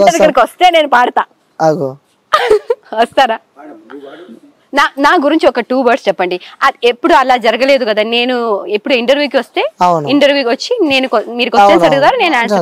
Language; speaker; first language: Telugu; non-native, fluent; Malayalam